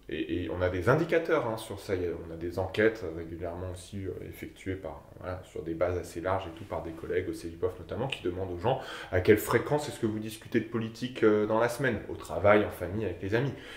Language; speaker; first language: French; native; French